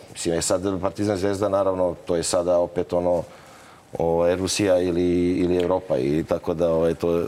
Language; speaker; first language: Serbian; native; Serbian